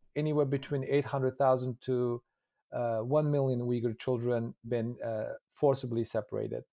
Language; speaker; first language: English; non-native, fluent; Uyghur